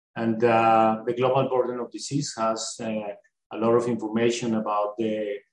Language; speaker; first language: English; non-native, learner; Spanish